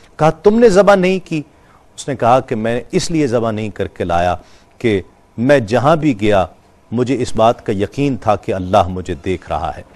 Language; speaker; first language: Urdu; native; Urdu